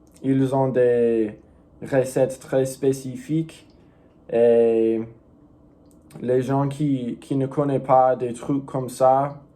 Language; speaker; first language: French; non-native, learner; English